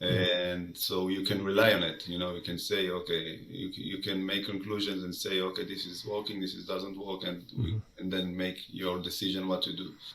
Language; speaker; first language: English; non-native, fluent; Hebrew